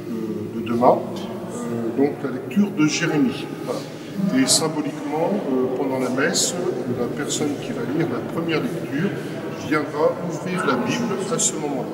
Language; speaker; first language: French; native; French